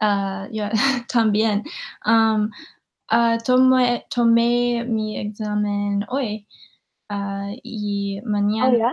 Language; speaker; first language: Spanish; non-native, learner; English